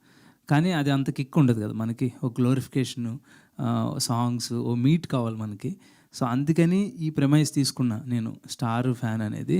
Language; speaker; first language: Telugu; native; Telugu